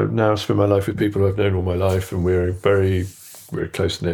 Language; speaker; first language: English; native; English